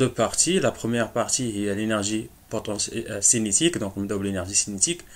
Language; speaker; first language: French; non-native, local second language; Arabic